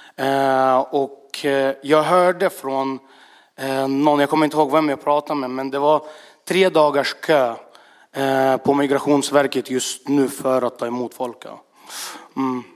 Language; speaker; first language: Swedish; early bilingual, other home language; Russian